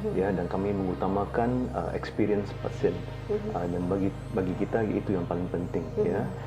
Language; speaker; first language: Malay; non-native, local second language; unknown